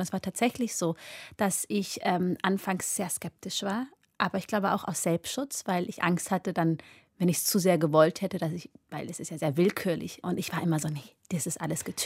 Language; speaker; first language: German; early bilingual, other home language; Amharic